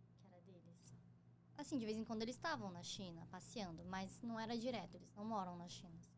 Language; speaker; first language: Portuguese; native; Portuguese